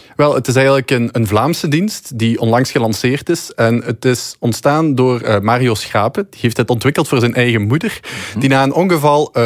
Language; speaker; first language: Dutch; native; Dutch